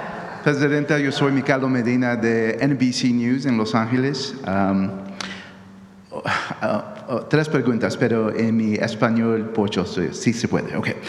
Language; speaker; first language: Spanish; early bilingual, heritage; English